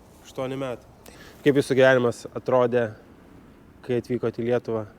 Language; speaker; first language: Lithuanian; native; Lithuanian